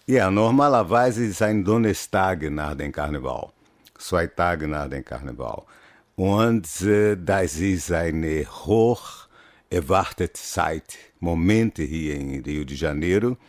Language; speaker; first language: German; non-native, fluent; Portuguese